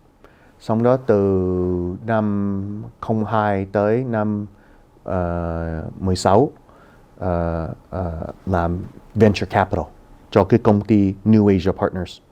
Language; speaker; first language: Vietnamese; early bilingual, heritage; Vietnamese